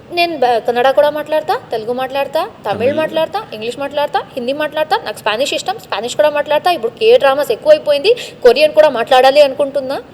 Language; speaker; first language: Telugu; non-native, local second language; Tamil